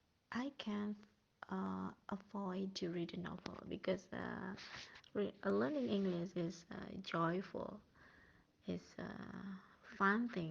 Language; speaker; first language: English; non-native, learner; Indonesian